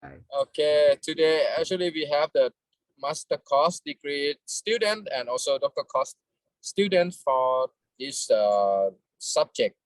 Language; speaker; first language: English; non-native, fluent; Thai